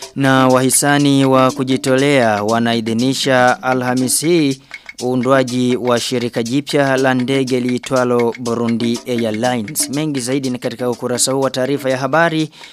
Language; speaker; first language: Swahili; non-native, local second language; Rundi